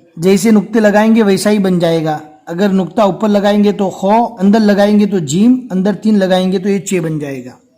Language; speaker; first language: Hindi; native; Hindi